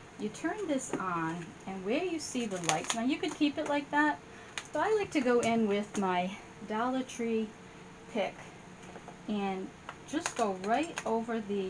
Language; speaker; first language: English; native; English